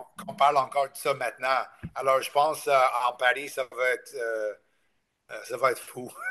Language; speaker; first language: French; non-native, local second language; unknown